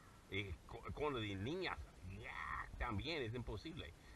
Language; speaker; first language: Spanish; non-native, learner; English